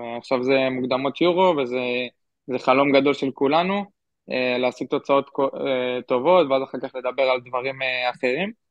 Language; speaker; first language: Hebrew; native; Hebrew